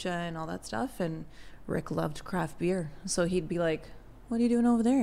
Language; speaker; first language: English; native; English